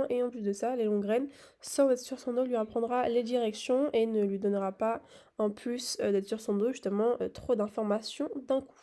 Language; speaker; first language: French; native; French